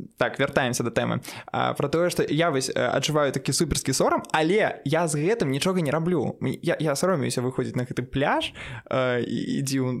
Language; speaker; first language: Belarusian; non-native, local second language; Russian